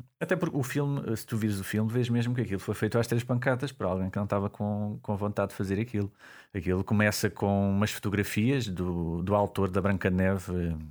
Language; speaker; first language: Portuguese; native; Portuguese